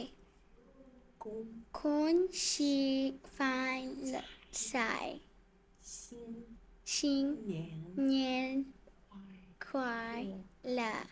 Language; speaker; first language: Chinese; non-native, learner; English